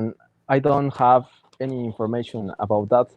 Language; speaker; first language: English; non-native, learner; Spanish